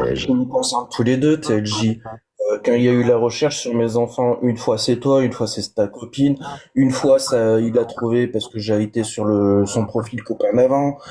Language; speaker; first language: French; native; French